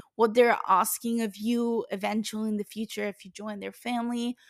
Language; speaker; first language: English; non-native, fluent; Italian